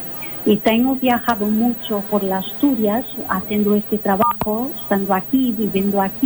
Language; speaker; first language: Spanish; non-native, local second language; Portuguese